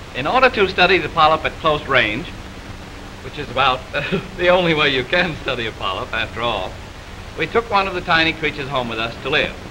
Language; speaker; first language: English; native; English